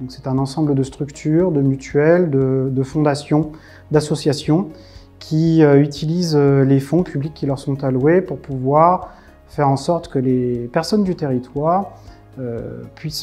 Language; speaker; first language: French; native; French